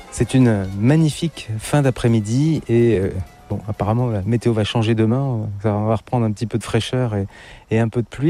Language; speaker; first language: French; native; French